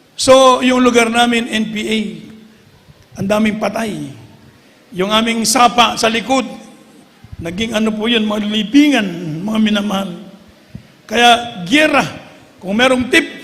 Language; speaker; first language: Filipino; native; Filipino